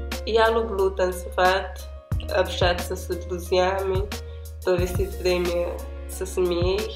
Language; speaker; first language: Russian; non-native, fluent; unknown